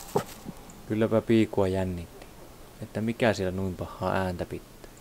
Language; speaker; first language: Finnish; native; Finnish